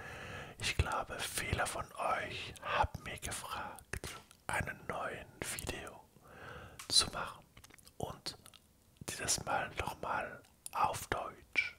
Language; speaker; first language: German; non-native, learner; French